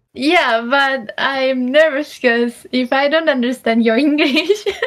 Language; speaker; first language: English; non-native, learner; Japanese